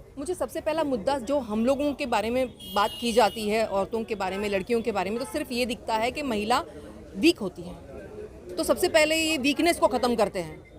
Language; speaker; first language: Hindi; non-native, local second language; Kannada